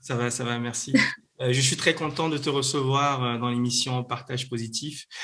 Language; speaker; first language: French; native; French